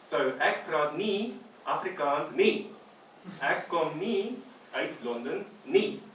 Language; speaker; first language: Afrikaans; non-native, fluent; English